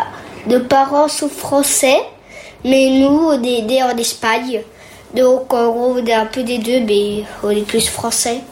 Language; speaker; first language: French; early bilingual, heritage; French